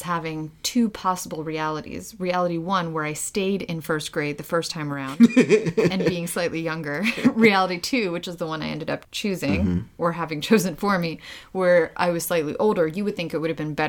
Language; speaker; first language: English; early bilingual, other home language; Russian